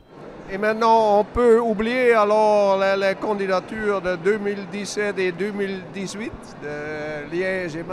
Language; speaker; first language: French; non-native, fluent; Dutch